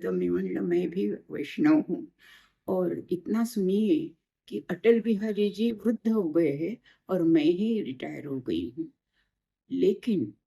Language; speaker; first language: Hindi; non-native, local second language; Marathi